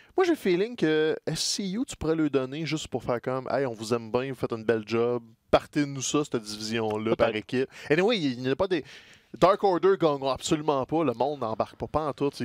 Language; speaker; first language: French; native; French